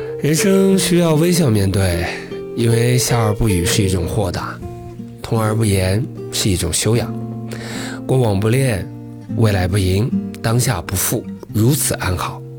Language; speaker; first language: Chinese; native; Chinese